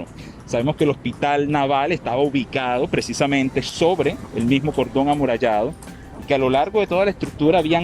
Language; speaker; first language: Spanish; native; Spanish